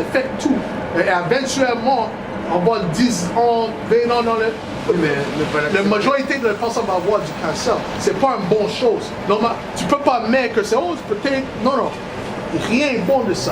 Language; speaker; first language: French; non-native, learner; English